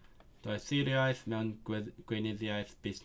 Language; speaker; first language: Welsh; non-native, learner; Cantonese